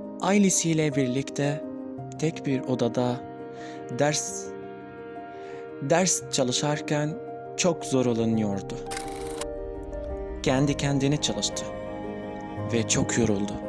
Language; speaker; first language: Turkish; non-native, learner; Arabic